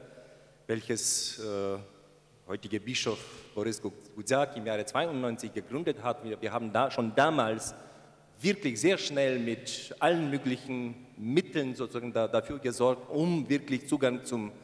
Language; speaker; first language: German; non-native, fluent; Ukrainian